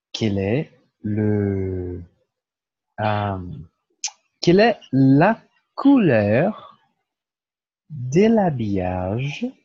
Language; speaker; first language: French; non-native, fluent; Portuguese